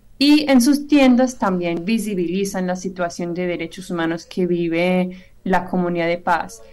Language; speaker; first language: Spanish; non-native, fluent; English